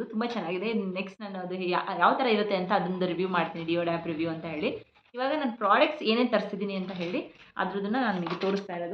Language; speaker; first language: Kannada; native; Kannada